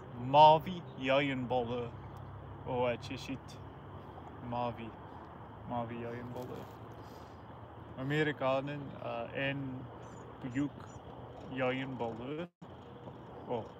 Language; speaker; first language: Turkish; non-native, learner; English